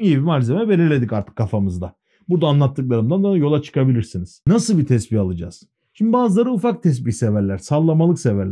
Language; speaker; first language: Turkish; native; Turkish